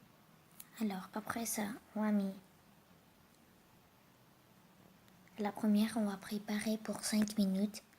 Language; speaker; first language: French; non-native, learner; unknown